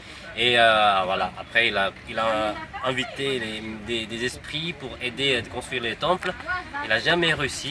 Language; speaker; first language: French; non-native, fluent; Indonesian